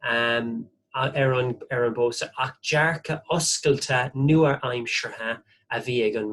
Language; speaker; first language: Irish; non-native, local second language; English